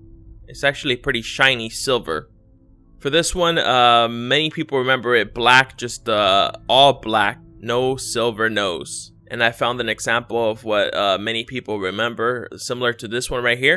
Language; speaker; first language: English; native; English